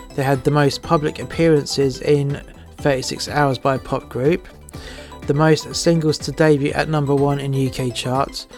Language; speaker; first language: English; native; English